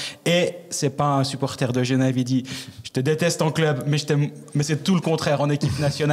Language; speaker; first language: French; native; French